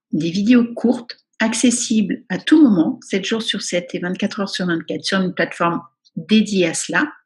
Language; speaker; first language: French; native; French